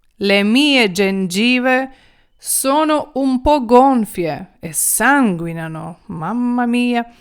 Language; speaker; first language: Italian; non-native, fluent; Ukrainian